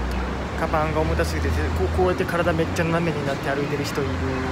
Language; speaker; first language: Japanese; native; Japanese